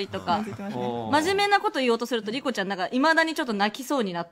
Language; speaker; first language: Japanese; native; Japanese